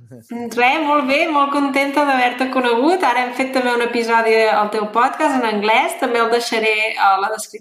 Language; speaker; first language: Catalan; native; Catalan